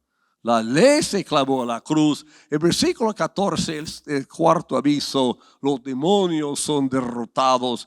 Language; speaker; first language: Spanish; non-native, fluent; English